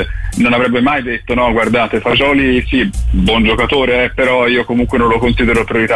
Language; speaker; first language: Italian; native; Italian